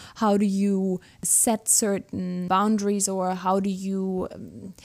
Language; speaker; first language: English; non-native, fluent; German